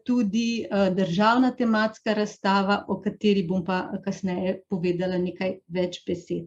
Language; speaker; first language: Slovenian; native; Slovenian